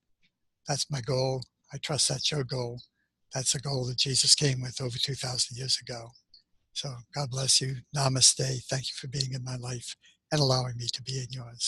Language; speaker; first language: English; native; English